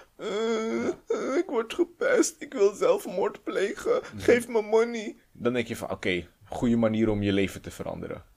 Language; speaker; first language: Dutch; native; Dutch